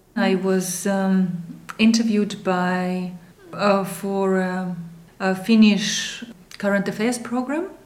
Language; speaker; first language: English; non-native, fluent; Russian